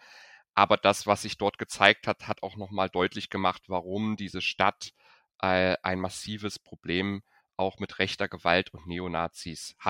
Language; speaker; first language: German; native; German